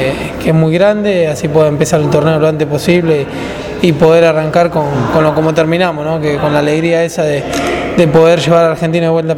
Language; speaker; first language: Spanish; native; Spanish